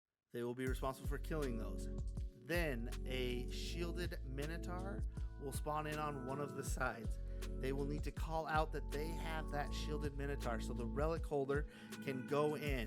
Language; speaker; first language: English; native; English